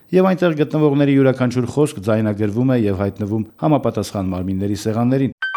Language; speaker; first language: Armenian; native; Armenian